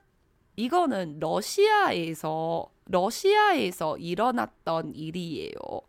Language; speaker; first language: Korean; non-native, fluent; Chinese